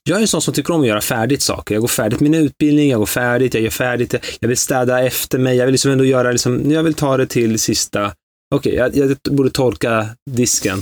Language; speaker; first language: Swedish; early bilingual, other home language; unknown